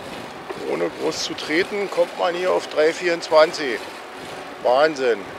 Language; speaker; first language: German; native; German